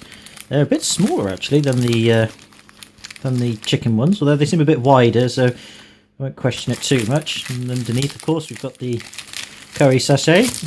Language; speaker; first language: English; native; English